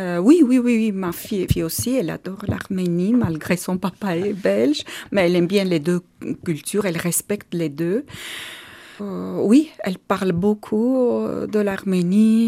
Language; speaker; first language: French; non-native, learner; Armenian